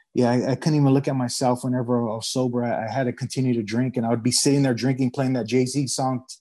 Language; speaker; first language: English; native; English